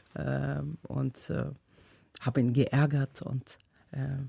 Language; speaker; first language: German; non-native, fluent; Tajik